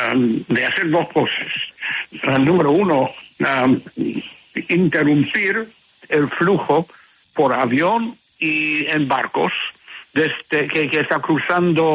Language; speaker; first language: Spanish; non-native, fluent; English